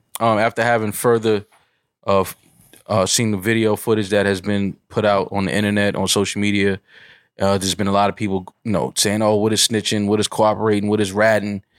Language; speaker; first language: English; native; English